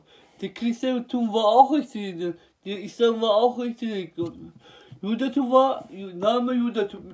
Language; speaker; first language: German; non-native, learner; Turkish